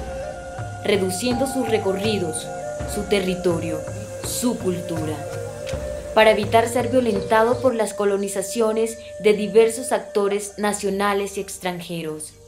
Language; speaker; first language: Spanish; native; Spanish